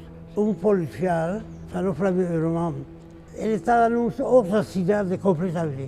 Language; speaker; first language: Portuguese; non-native, fluent; Arabic